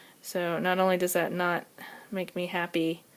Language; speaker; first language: English; native; English